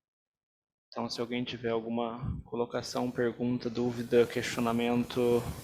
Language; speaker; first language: Portuguese; native; Portuguese